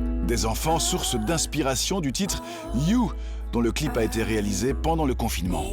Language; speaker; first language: French; native; French